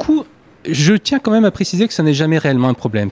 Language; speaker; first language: French; native; French